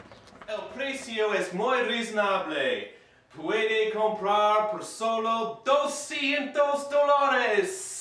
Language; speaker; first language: Spanish; non-native, learner; English